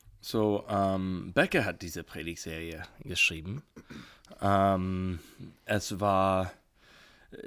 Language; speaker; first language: German; non-native, learner; English